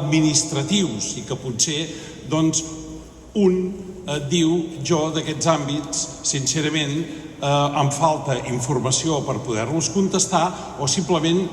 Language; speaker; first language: Catalan; native; Catalan